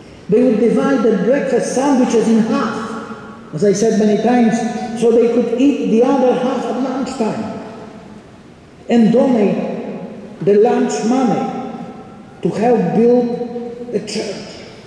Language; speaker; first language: English; non-native, fluent; Polish